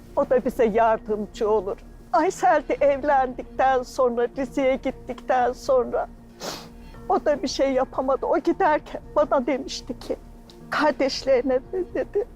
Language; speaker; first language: Turkish; native; Turkish